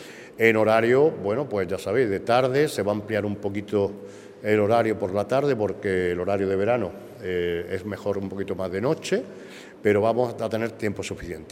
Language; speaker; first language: Spanish; native; Spanish